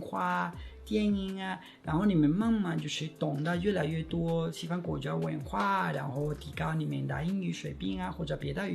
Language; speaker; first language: Chinese; non-native, fluent; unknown